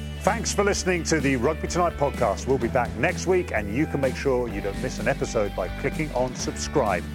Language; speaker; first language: English; native; English